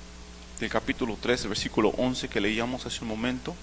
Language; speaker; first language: Spanish; native; Spanish